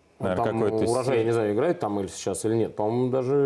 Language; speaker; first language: Russian; native; Russian